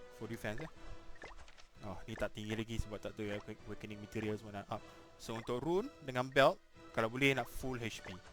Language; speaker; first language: Malay; native; Malay